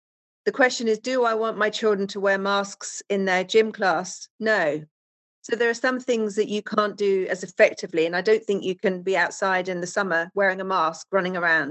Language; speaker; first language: English; native; English